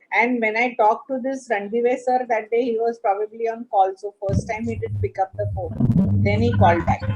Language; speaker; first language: English; non-native, local second language; Marathi